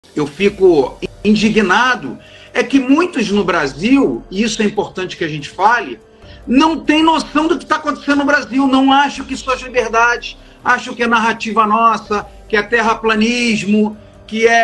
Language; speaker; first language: Portuguese; native; Portuguese